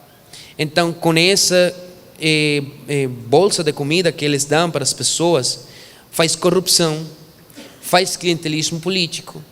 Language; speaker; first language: Portuguese; non-native, fluent; Spanish